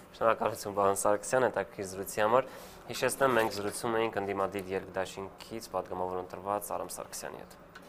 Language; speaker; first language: Armenian; native; Armenian